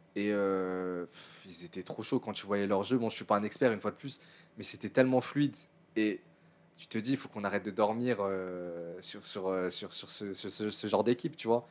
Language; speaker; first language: French; native; French